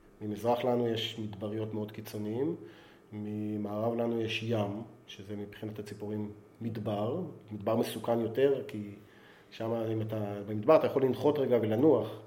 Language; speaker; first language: Hebrew; native; Hebrew